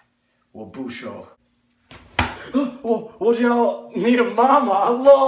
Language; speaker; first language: Chinese; non-native, learner; English